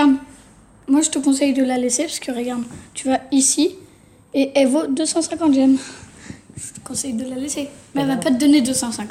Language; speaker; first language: French; native; French